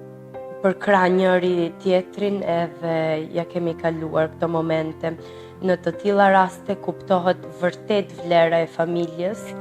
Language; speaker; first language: Albanian; early bilingual, heritage; Albanian